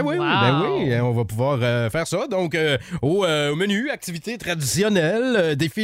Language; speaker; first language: French; native; French